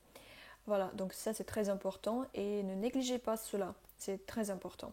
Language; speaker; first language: French; non-native, fluent; Russian